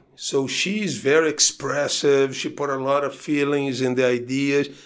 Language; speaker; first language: English; non-native, fluent; Portuguese